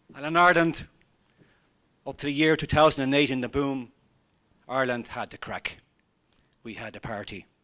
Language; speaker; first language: English; native; English